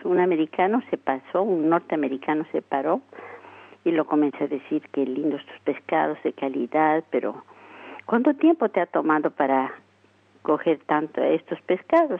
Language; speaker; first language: Spanish; native; Spanish